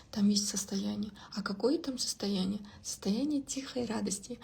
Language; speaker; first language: Russian; non-native, local second language; Kazakh